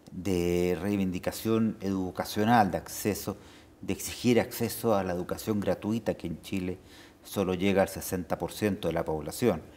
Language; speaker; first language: Spanish; native; Spanish